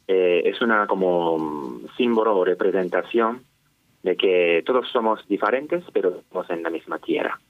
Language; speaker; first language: Spanish; non-native, fluent; Japanese